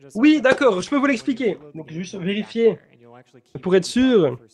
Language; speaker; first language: French; native; French